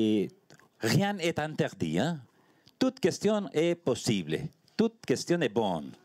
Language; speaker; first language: French; non-native, learner; Spanish